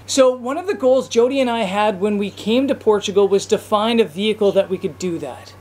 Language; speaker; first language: English; native; English